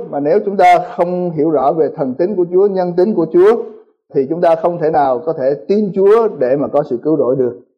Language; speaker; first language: Vietnamese; early bilingual, heritage; Vietnamese